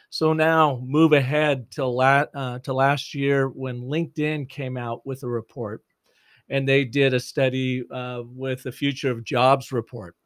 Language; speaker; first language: English; native; English